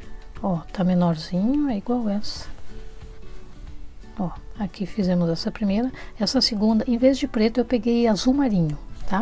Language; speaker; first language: Portuguese; native; Portuguese